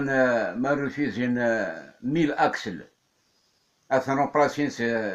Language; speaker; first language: French; non-native, local second language; Kabyle